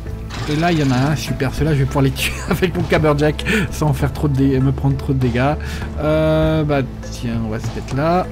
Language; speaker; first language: French; native; French